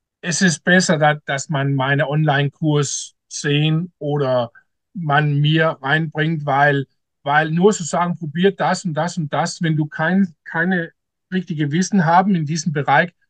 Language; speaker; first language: German; non-native, learner; Danish